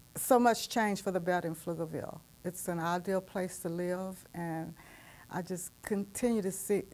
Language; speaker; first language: English; native; English